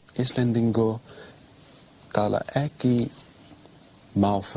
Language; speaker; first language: Icelandic; non-native, learner; English